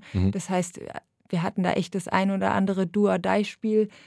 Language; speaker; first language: German; native; German